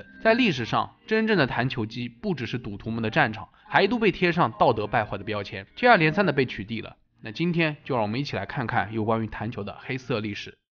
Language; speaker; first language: Chinese; native; Chinese